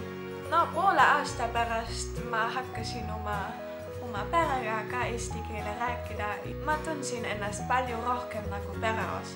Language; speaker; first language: Estonian; non-native, learner; German